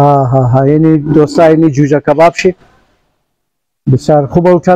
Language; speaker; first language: Persian; early bilingual, heritage; Persian